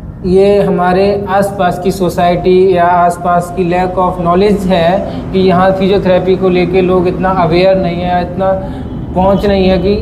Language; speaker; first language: Hindi; native; Hindi